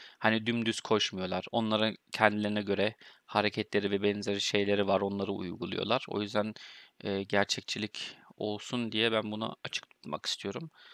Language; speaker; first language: Turkish; early bilingual, heritage; Turkish